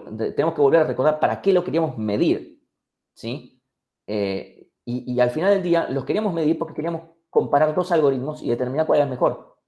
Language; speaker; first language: Spanish; native; Spanish